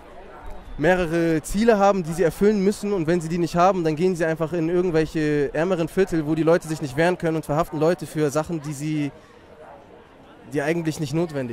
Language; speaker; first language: German; native; German